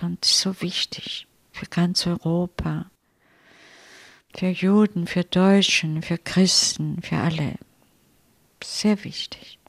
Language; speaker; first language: German; non-native, fluent; Italian